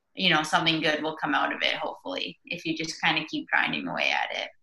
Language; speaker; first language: English; native; English